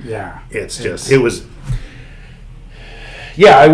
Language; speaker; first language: English; native; English